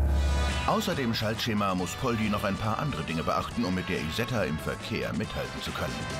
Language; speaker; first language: German; native; German